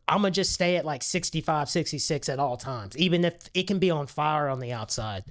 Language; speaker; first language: English; native; English